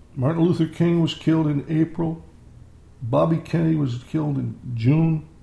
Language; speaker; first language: English; native; English